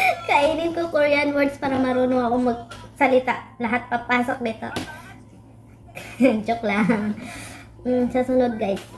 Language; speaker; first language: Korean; non-native, learner; Filipino